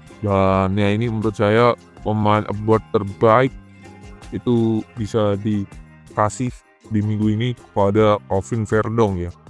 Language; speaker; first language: Indonesian; native; Indonesian